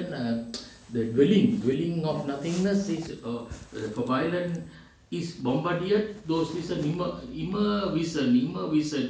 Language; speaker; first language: German; non-native, fluent; Sinhala